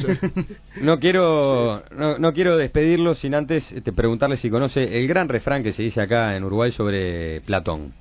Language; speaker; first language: Spanish; native; Spanish